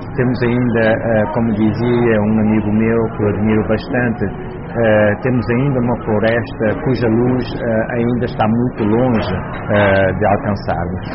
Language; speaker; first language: Portuguese; non-native, local second language; Upper Guinea Crioulo